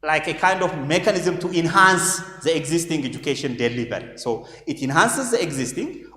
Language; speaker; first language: English; non-native, local second language; Amharic